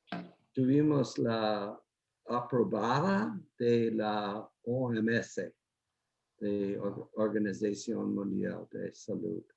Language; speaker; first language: Spanish; non-native, learner; English